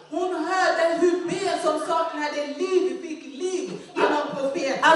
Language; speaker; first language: Swedish; non-native, fluent; Lingala